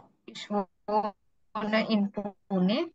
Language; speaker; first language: German; non-native, learner; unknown